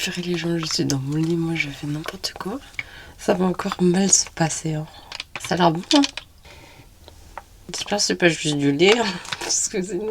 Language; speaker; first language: French; native; French